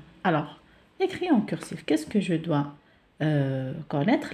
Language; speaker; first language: French; non-native, local second language; Arabic